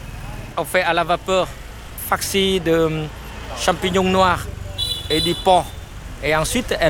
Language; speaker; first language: French; non-native, fluent; Vietnamese